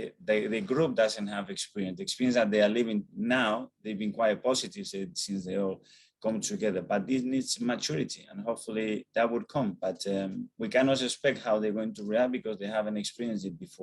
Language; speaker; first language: English; non-native, fluent; Spanish